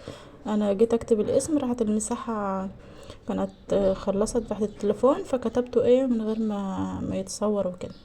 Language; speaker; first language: Arabic; native; Arabic